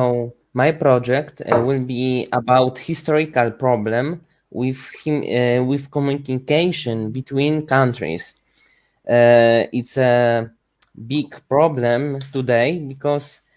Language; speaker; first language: English; non-native, learner; Ukrainian